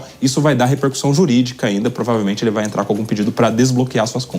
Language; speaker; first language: Portuguese; native; Portuguese